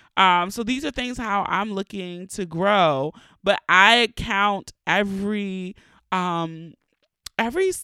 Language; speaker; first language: English; native; English